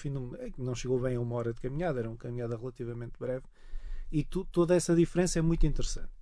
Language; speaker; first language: Portuguese; native; Portuguese